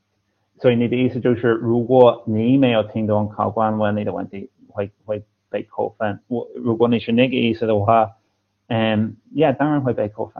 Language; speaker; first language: Chinese; non-native, fluent; English